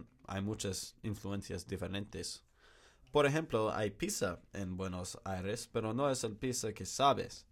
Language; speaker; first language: Spanish; non-native, learner; English